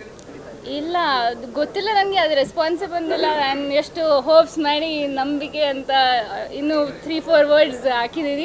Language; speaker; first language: Kannada; non-native, learner; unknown